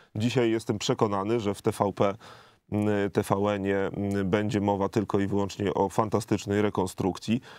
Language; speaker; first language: Polish; native; Polish